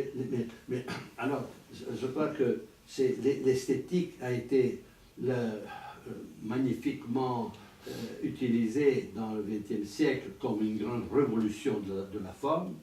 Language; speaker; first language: French; non-native, fluent; Italian